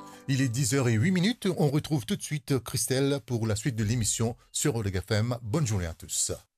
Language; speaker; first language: French; non-native, local second language; Morisyen